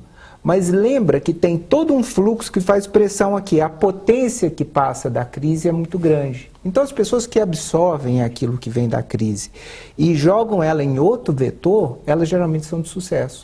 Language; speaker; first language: Portuguese; native; Portuguese